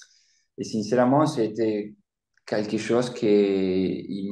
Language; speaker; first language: French; non-native, fluent; Spanish